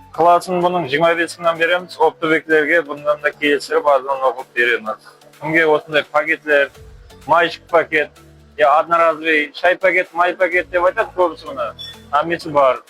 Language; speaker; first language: Uzbek; non-native, local second language; Kara-Kalpak